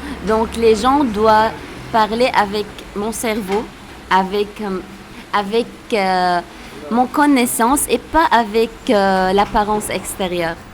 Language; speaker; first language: French; non-native, local second language; Arabic